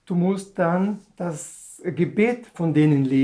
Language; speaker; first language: German; non-native, learner; Portuguese